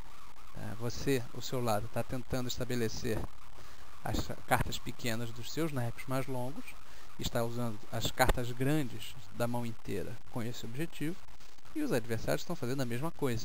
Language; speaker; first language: Portuguese; native; Portuguese